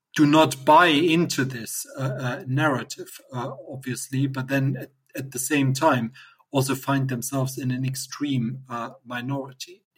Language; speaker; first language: English; non-native, fluent; German